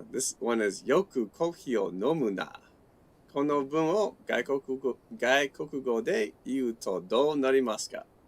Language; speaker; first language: Japanese; non-native, learner; English